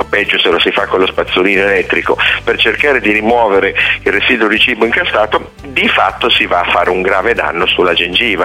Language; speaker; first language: Italian; native; Italian